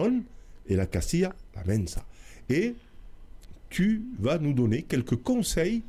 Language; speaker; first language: French; native; French